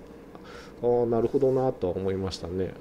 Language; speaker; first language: Japanese; native; Japanese